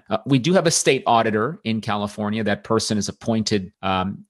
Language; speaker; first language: English; native; English